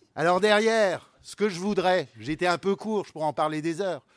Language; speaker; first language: French; native; French